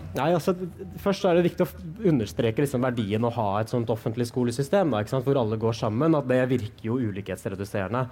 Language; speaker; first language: Norwegian; native; Norwegian